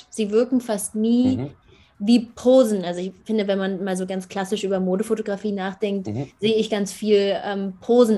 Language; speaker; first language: German; native; German